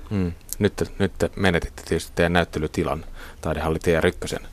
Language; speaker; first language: Finnish; native; Finnish